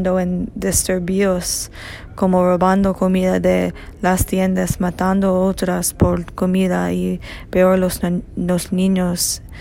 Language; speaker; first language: Spanish; non-native, learner; English